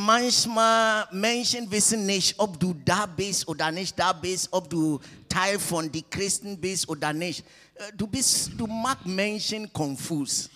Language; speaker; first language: German; non-native, fluent; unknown